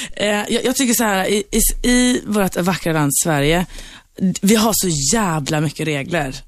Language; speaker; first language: Swedish; early bilingual, other home language; Turkish